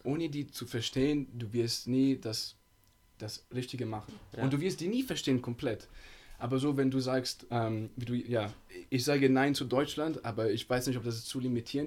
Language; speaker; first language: German; non-native, fluent; Italian